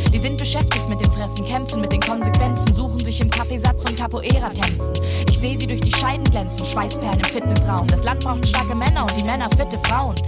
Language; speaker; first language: German; native; German